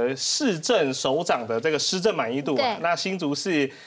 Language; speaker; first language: Chinese; native; Chinese